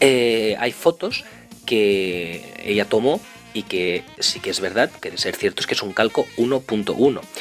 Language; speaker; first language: Spanish; native; Spanish